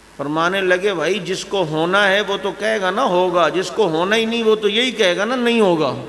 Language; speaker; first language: Urdu; non-native, local second language; Punjabi